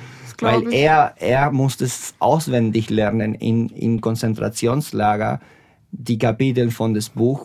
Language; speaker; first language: German; non-native, fluent; Spanish